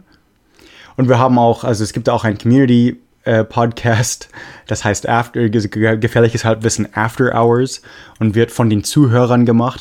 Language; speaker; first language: German; non-native, fluent; English